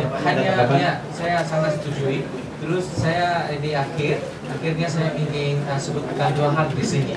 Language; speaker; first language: Indonesian; non-native, fluent; Japanese